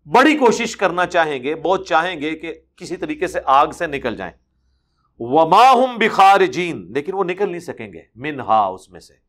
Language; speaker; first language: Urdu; non-native, local second language; Punjabi